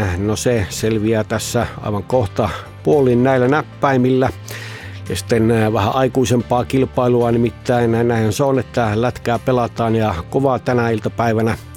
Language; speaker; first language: Finnish; early bilingual, heritage; Finnish